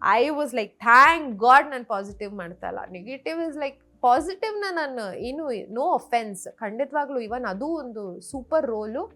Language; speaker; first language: Kannada; non-native, local second language; Rajasthani